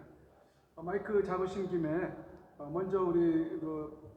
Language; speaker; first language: Korean; native; Korean